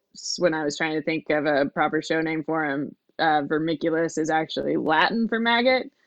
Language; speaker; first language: English; native; English